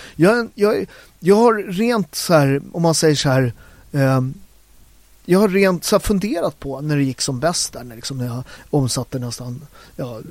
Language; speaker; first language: Swedish; early bilingual, other home language; Italian